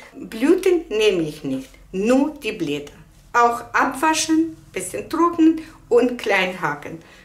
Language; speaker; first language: German; non-native, fluent; Russian